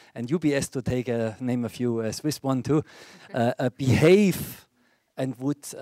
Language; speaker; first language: English; non-native, fluent; Dutch